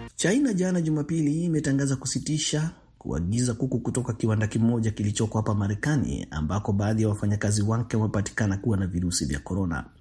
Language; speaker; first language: Swahili; non-native, local second language; Kikuyu